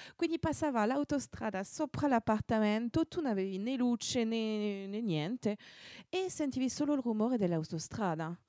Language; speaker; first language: Italian; non-native, fluent; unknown